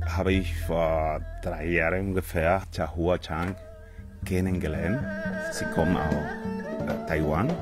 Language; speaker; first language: German; non-native, fluent; Spanish